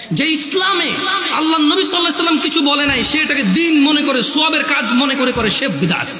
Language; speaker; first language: Bangla; early bilingual, heritage; Bangla